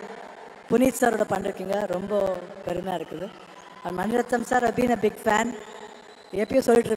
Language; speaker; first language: Tamil; non-native, fluent; Kannada